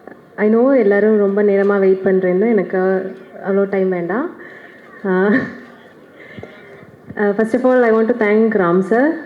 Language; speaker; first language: Tamil; non-native, learner; Malayalam